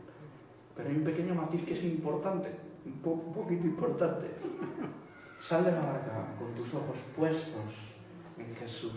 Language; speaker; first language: Spanish; native; Spanish